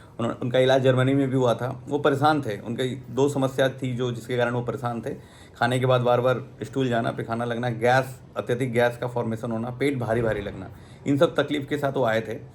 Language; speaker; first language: Hindi; native; Hindi